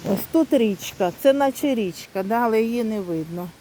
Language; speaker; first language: Ukrainian; native; Ukrainian